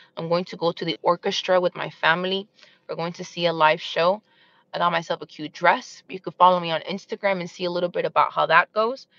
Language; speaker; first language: English; native; English